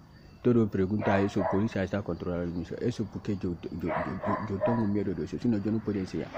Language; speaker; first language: Spanish; non-native, learner; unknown